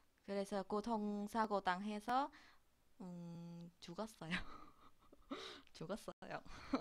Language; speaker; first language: Korean; non-native, learner; Vietnamese